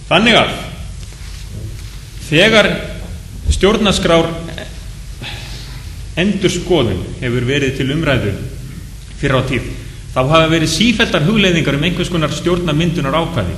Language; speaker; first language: Icelandic; native; Icelandic